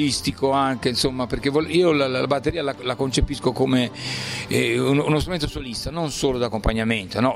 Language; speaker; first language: Italian; native; Italian